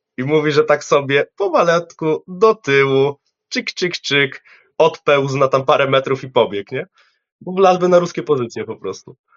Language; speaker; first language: Polish; native; Polish